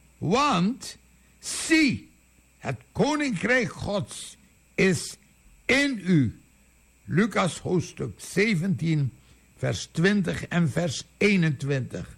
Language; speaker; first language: Dutch; native; Dutch